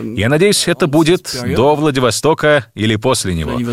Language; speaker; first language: Russian; non-native, learner; French